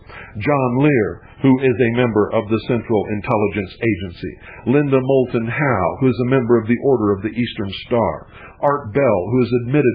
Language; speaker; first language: English; native; English